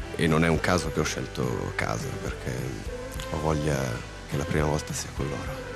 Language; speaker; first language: Italian; native; Italian